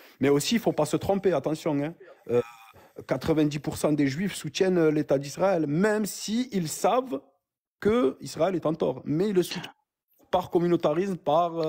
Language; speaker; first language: French; early bilingual, other home language; Arabic